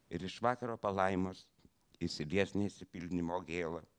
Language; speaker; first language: French; non-native, fluent; Lithuanian